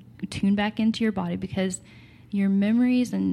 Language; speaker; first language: English; native; English